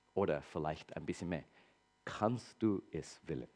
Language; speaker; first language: German; non-native, learner; English